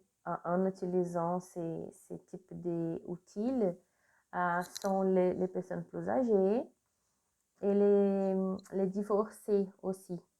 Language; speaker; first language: French; non-native, learner; Portuguese